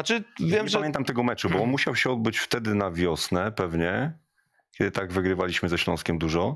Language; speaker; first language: Polish; native; Polish